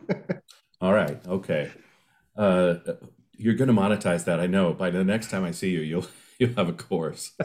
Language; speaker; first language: English; native; English